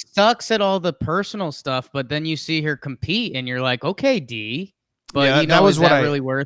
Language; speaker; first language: English; native; English